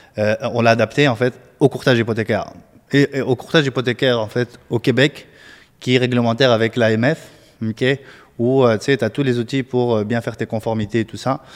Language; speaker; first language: French; non-native, local second language; Arabic